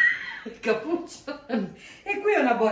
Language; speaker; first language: Italian; native; Italian